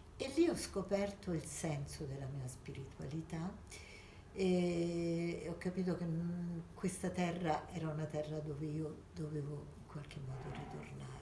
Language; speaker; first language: Italian; early bilingual, other home language; Armenian